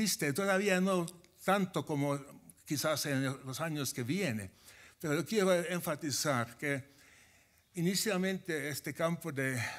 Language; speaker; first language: Spanish; non-native, fluent; Finnish